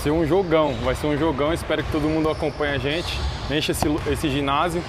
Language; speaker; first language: Portuguese; native; Portuguese